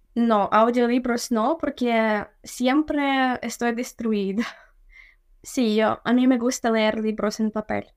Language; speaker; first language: Spanish; non-native, fluent; Ukrainian